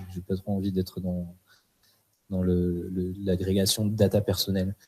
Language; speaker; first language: French; native; French